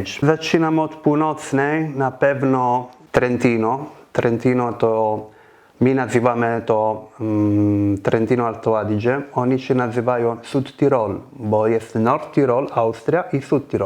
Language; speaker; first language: Polish; non-native, fluent; Italian